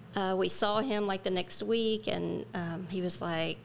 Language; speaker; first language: English; native; English